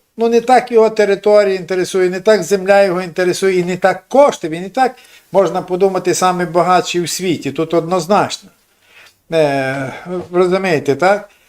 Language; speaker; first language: Ukrainian; native; Ukrainian